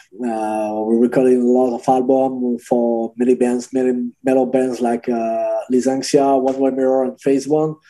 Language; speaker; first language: English; non-native, learner; French